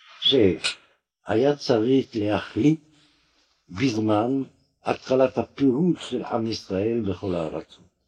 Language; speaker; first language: Hebrew; non-native, fluent; French